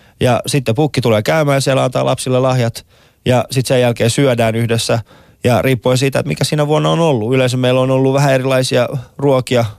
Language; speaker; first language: Finnish; non-native, fluent; Persian